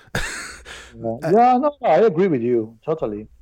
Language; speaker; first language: English; non-native, fluent; Italian